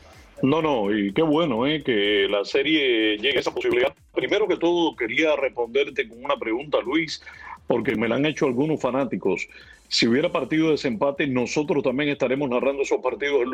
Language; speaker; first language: Spanish; native; Spanish